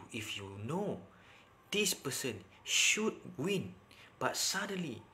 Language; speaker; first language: English; non-native, local second language; Malay